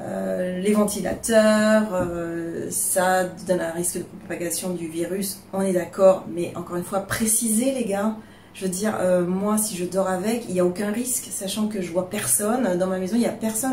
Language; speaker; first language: French; native; French